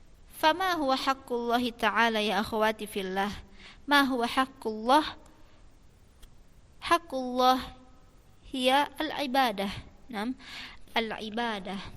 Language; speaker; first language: Arabic; non-native, fluent; Indonesian